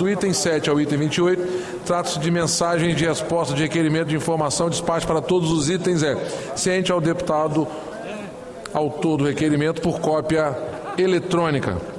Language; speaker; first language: Portuguese; native; Portuguese